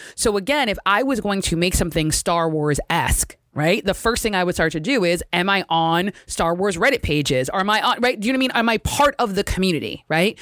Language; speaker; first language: English; native; English